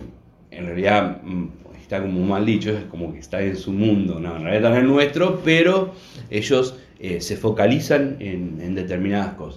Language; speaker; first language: Spanish; native; Spanish